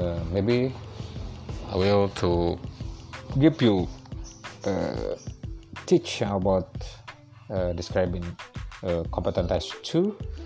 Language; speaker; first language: English; non-native, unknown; Indonesian